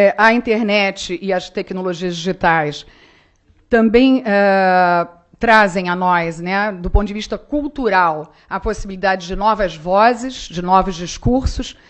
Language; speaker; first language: Portuguese; native; Portuguese